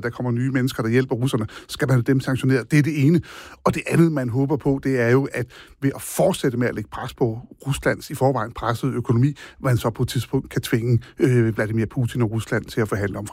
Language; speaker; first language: Danish; native; Danish